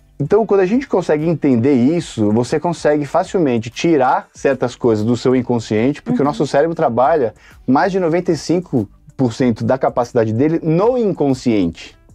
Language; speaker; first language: Portuguese; native; Portuguese